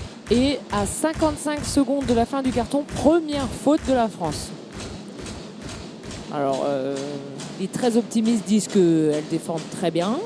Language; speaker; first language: French; native; French